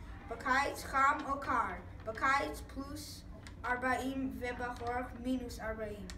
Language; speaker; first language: Hebrew; non-native, learner; English